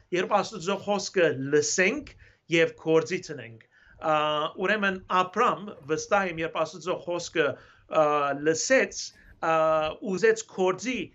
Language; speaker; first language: Armenian; early bilingual, heritage; Armenian